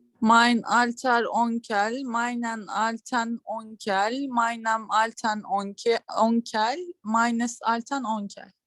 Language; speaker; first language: German; non-native, learner; Turkish